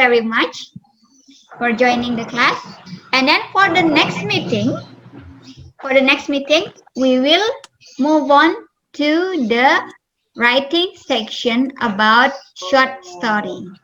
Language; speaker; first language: English; non-native, fluent; Indonesian